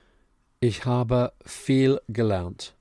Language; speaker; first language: German; non-native, fluent; English